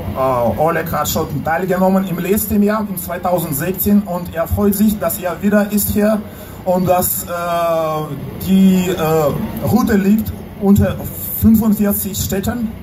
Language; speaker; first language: German; non-native, fluent; Russian